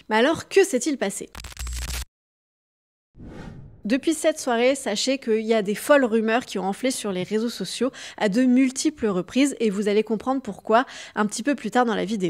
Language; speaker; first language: French; native; French